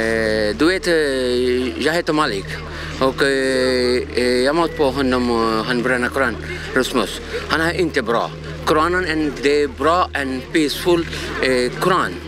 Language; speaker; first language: Swedish; non-native, learner; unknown